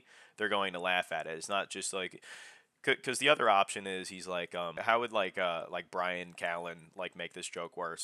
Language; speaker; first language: English; native; English